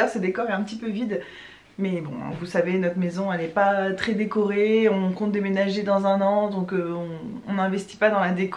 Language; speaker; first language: French; native; French